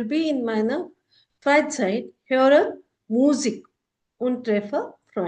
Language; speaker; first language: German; non-native, fluent; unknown